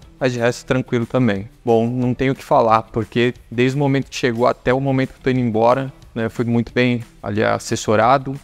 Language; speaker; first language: Portuguese; native; Portuguese